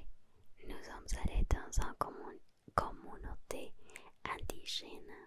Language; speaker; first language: French; non-native, learner; Spanish